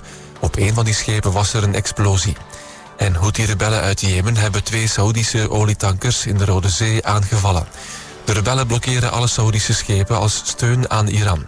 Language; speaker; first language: Dutch; native; Dutch